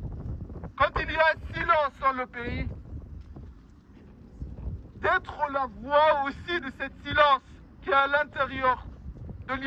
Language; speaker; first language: French; non-native, fluent; Persian